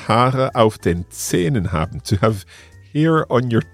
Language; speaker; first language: German; non-native, learner; English